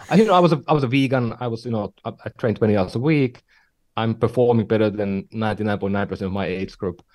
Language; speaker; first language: English; non-native, fluent; Finnish